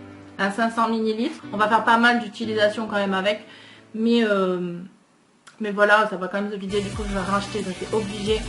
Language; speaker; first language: French; native; French